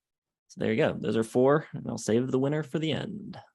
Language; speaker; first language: English; native; English